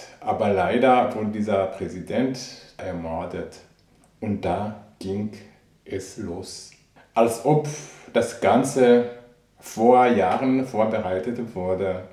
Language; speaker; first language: German; non-native, fluent; Rundi